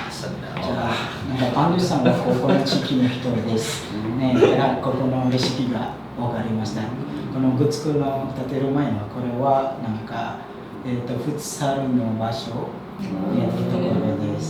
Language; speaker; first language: Japanese; non-native, fluent; Indonesian